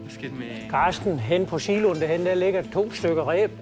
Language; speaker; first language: Danish; native; Danish